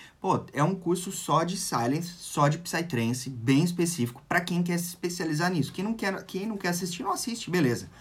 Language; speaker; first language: Portuguese; native; Portuguese